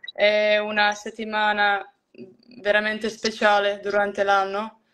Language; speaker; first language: Italian; non-native, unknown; Croatian